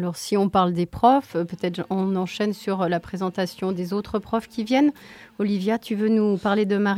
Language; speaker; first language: French; native; French